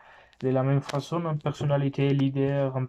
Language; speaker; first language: French; non-native, learner; Spanish